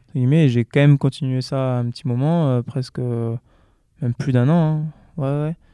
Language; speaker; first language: French; native; French